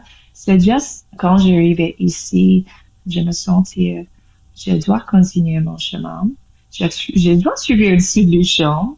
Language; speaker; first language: French; non-native, learner; English